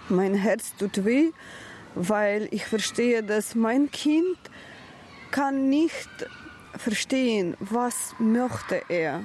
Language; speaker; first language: German; non-native, learner; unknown